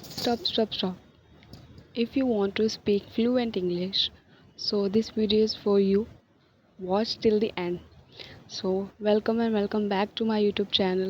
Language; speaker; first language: English; non-native, learner; Hindi